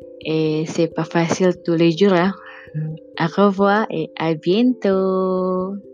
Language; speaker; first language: French; non-native, learner; Indonesian